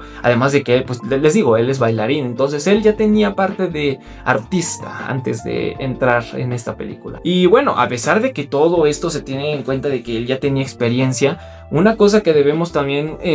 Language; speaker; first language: Spanish; native; Spanish